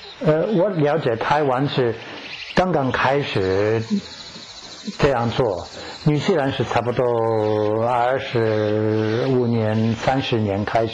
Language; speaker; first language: Chinese; non-native, fluent; English